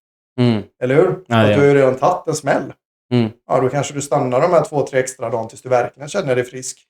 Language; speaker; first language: Swedish; native; Swedish